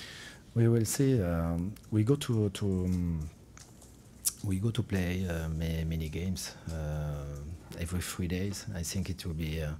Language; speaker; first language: English; non-native, fluent; French